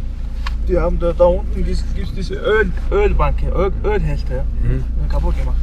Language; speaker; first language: German; non-native, learner; Mongolian